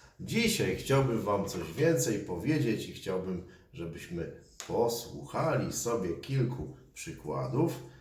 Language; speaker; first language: Polish; native; Polish